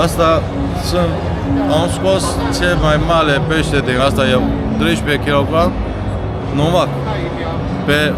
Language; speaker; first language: Romanian; non-native, learner; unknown